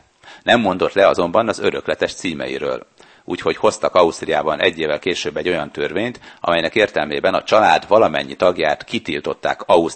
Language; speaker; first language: Hungarian; native; Hungarian